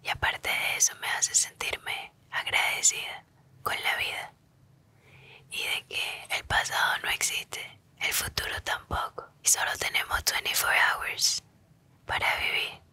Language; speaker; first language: Spanish; native; Spanish